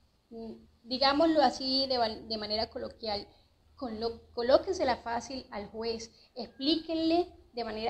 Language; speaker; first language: Spanish; native; Spanish